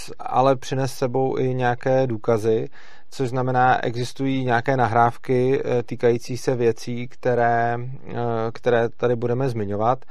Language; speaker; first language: Czech; native; Czech